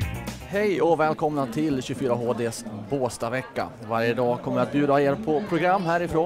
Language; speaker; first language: Swedish; native; Swedish